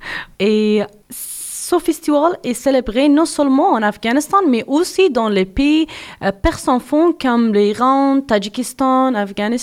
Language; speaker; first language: French; non-native, learner; Persian